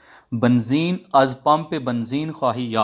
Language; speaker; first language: Persian; non-native, fluent; Urdu